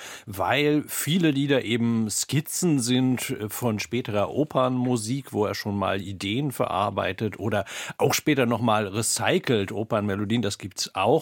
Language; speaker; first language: German; native; German